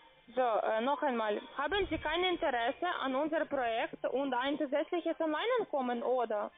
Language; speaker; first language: German; non-native, learner; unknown